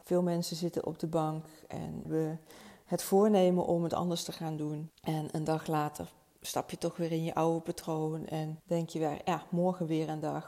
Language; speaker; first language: Dutch; native; Dutch